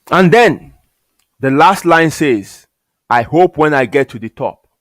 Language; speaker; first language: English; non-native, local second language; Yoruba